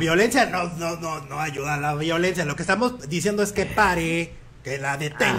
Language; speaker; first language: Spanish; native; Spanish